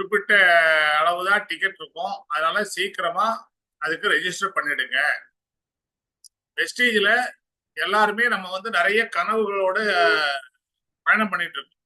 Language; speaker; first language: Tamil; native; Tamil